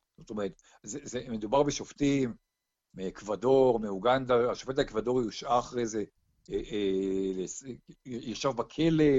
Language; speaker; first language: Hebrew; native; Hebrew